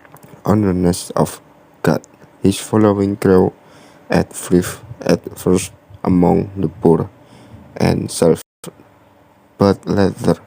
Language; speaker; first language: English; non-native, learner; Indonesian